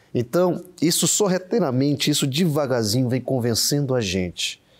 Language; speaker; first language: Portuguese; native; Portuguese